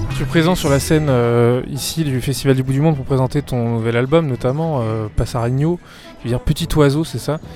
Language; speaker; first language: French; native; French